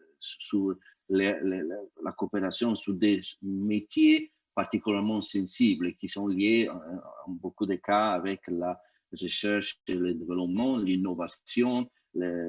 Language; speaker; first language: French; non-native, fluent; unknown